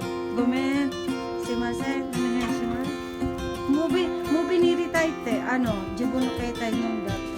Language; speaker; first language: Japanese; non-native, learner; Filipino